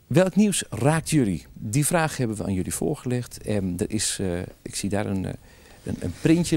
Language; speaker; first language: Dutch; native; Dutch